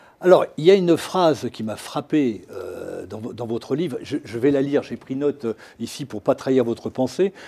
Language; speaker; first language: French; native; French